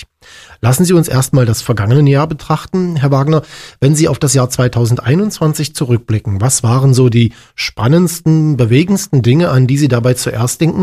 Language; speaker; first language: German; native; German